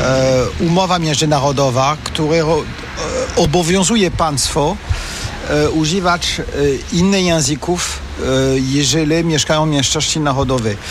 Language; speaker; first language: Polish; non-native, fluent; French